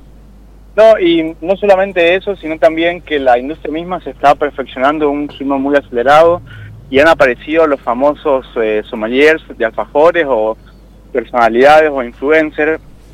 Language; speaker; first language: Spanish; native; Spanish